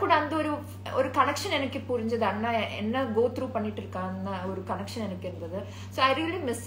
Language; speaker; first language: Tamil; non-native, learner; Malayalam